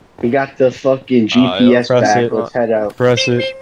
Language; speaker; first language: English; native; English